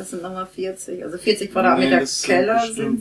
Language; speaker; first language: German; native; German